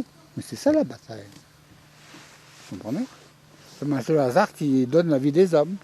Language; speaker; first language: French; native; French